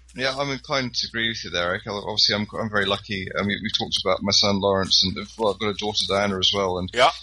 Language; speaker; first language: English; native; English